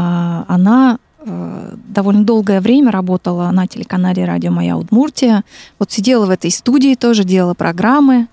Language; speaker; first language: Russian; native; Russian